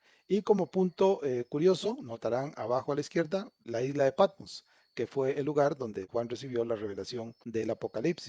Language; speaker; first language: Spanish; native; Spanish